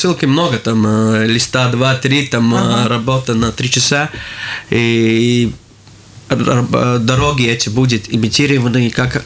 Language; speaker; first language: Russian; non-native, local second language; Latvian